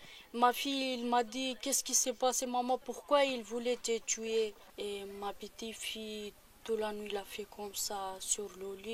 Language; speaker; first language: French; non-native, learner; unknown